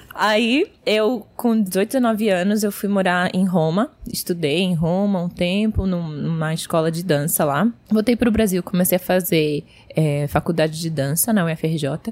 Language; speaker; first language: Portuguese; early bilingual, heritage; Portuguese